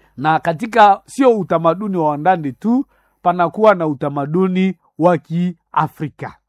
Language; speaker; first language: Swahili; non-native, local second language; Nande